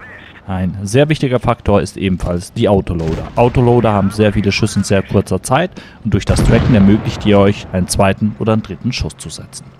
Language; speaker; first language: German; native; German